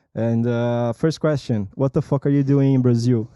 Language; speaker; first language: English; non-native, fluent; Portuguese